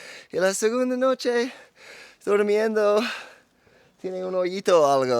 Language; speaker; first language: Spanish; non-native, fluent; English